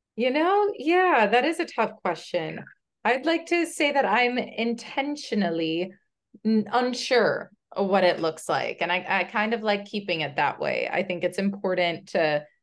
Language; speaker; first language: English; native; English